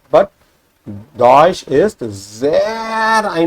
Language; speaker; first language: German; non-native, fluent; Tamil